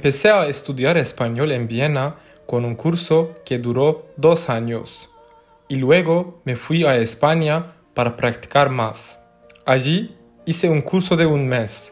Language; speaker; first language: Spanish; non-native, fluent; Turkish